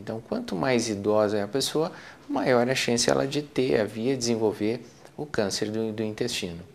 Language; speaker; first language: Portuguese; native; Portuguese